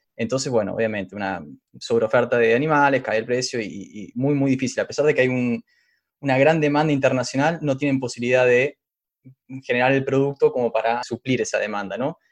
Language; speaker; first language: Spanish; native; Spanish